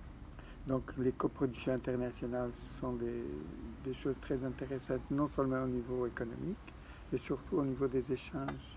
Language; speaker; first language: French; non-native, fluent; Portuguese